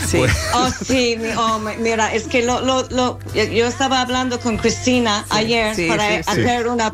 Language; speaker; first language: Spanish; non-native, fluent; English